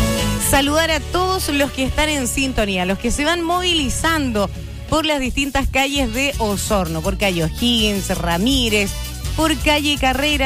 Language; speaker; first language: Spanish; native; Spanish